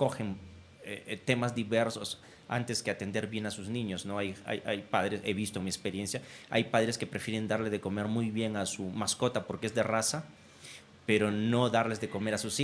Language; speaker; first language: Spanish; native; Spanish